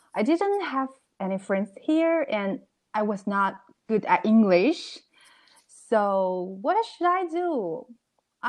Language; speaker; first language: English; non-native, learner; Chinese